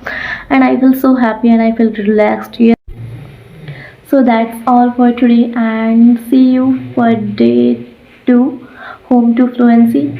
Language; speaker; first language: English; non-native, learner; Odia